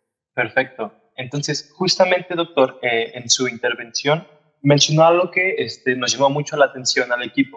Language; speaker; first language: Spanish; native; Spanish